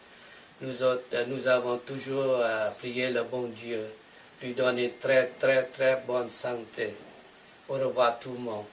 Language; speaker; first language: French; non-native, fluent; Vietnamese